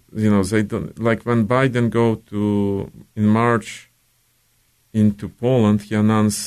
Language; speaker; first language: English; non-native, fluent; Ukrainian